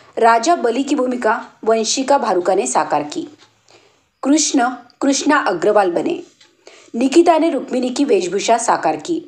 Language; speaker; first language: Hindi; non-native, local second language; Marathi